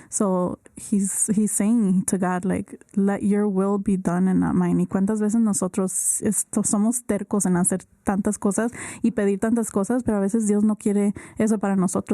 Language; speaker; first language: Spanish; early bilingual, heritage; Spanish